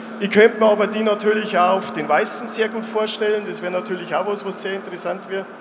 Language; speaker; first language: German; native; German